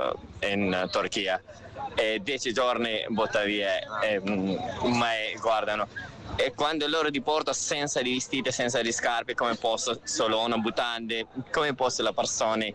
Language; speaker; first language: Italian; non-native, learner; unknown